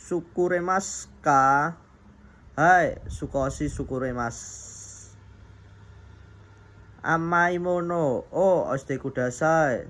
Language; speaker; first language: Japanese; non-native, learner; Indonesian